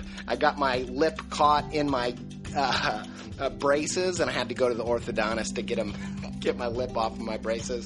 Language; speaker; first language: English; native; English